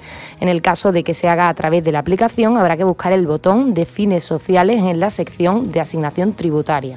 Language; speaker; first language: Spanish; native; Spanish